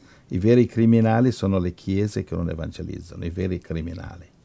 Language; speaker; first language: Italian; native; Italian